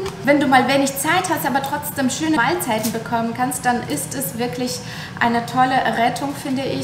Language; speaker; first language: German; non-native, fluent; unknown